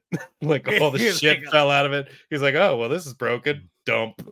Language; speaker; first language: English; native; English